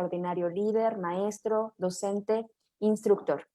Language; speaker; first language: Spanish; native; Spanish